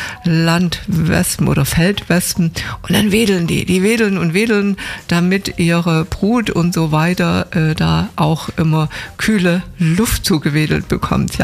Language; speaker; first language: German; native; German